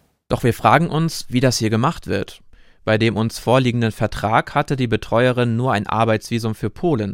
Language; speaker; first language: German; native; German